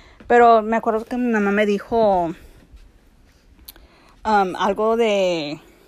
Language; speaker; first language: Spanish; early bilingual, heritage; Spanish